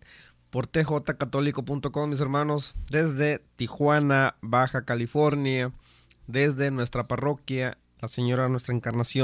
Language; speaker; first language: Spanish; native; Spanish